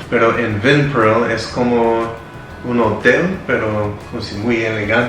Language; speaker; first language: Spanish; non-native, fluent; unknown